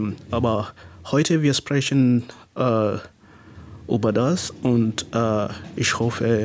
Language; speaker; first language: German; non-native, learner; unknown